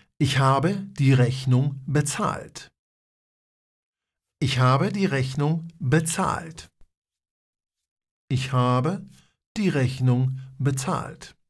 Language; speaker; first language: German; non-native, fluent; Polish